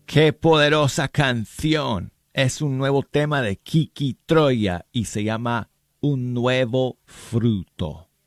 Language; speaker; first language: Spanish; non-native, fluent; English